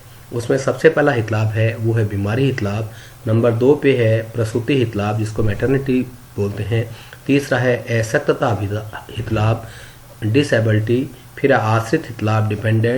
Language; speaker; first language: Hindi; native; Hindi